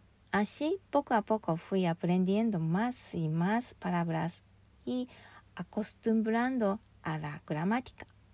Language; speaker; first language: Spanish; non-native, fluent; Japanese